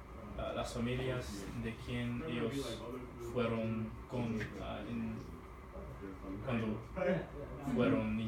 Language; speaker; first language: Spanish; non-native, learner; English